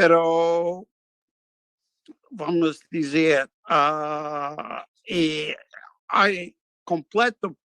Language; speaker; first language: Spanish; non-native, fluent; English